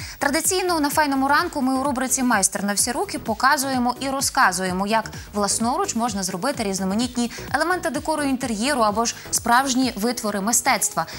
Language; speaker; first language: Ukrainian; native; Ukrainian